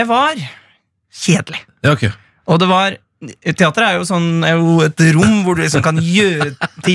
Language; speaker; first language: Norwegian; native; Norwegian